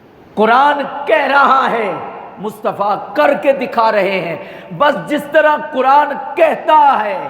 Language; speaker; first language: Urdu; native; Urdu